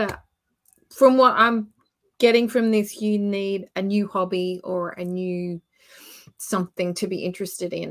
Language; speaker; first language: English; native; English